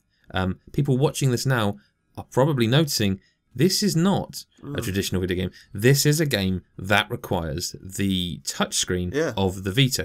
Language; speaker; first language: English; native; English